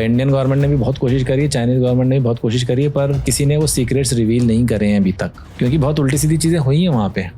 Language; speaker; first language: Hindi; native; Hindi